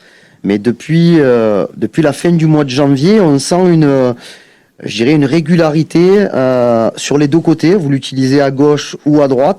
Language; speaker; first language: French; native; French